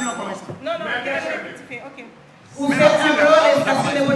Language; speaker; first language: Spanish; non-native, fluent; Haitian Creole